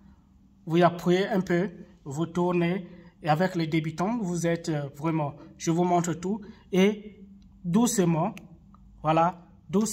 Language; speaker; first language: French; non-native, local second language; Arabic